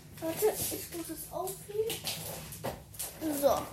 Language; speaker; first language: German; early bilingual, other home language; Chinese